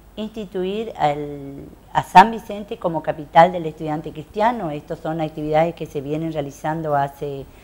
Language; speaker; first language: Spanish; native; Spanish